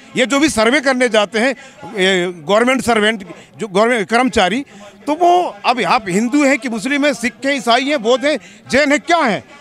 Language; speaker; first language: Hindi; native; Hindi